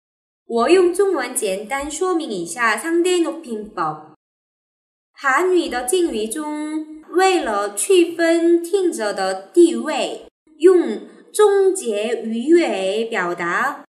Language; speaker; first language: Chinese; non-native, fluent; Korean